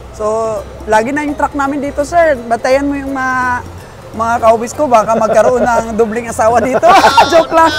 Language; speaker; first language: Filipino; non-native, local second language; Aklanon